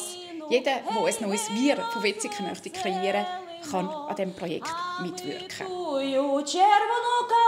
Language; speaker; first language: German; non-native, fluent; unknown